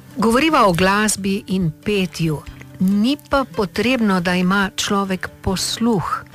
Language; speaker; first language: Slovenian; native; Slovenian